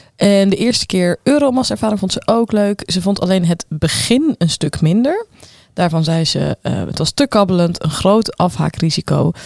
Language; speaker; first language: Dutch; native; Dutch